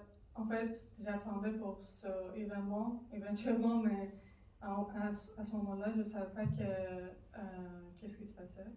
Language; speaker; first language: French; non-native, learner; Persian